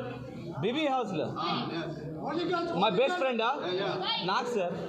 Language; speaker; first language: Telugu; non-native, learner; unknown